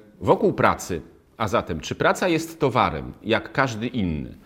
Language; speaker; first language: Polish; native; Polish